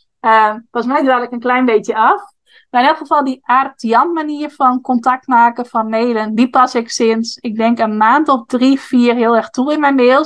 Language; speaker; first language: Dutch; native; Dutch